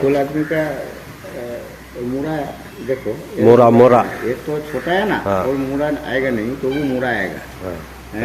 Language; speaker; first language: Hindi; non-native, local second language; Bangla